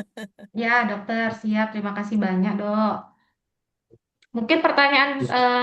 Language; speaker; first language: Indonesian; native; Indonesian